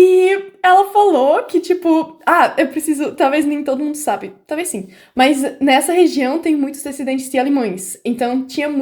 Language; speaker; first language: Portuguese; non-native, fluent; German